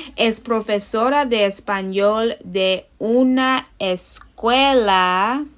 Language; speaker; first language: Spanish; non-native, learner; English